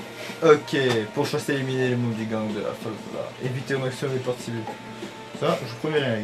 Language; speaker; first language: French; native; French